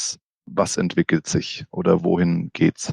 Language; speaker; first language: German; native; German